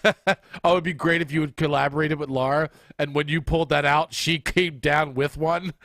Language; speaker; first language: English; native; English